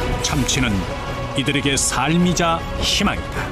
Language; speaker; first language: Korean; native; Korean